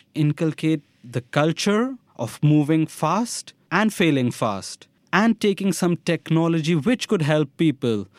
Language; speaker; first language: English; non-native, local second language; Hindi